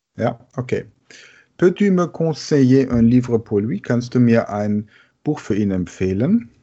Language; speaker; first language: German; native; German